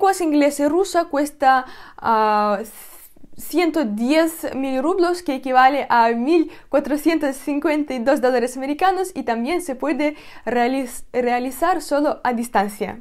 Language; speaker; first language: Spanish; non-native, fluent; Russian